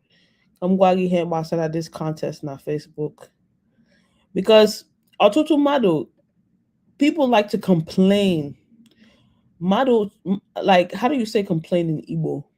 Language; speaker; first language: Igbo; non-native, learner; English